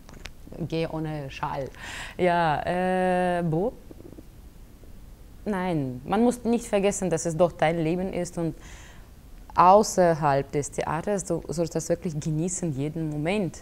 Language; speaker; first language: German; non-native, fluent; Russian